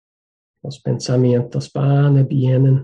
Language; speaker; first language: Spanish; non-native, fluent; English